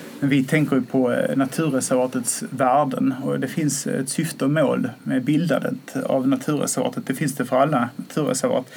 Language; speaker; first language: Swedish; native; Swedish